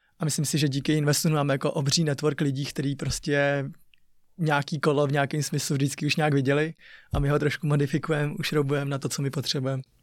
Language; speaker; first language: Czech; early bilingual, other home language; Chinese